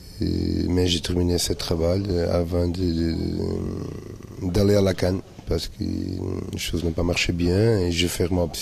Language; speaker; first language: French; non-native, learner; Portuguese